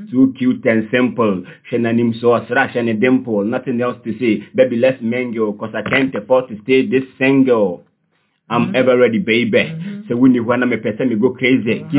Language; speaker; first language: English; non-native, local second language; Akan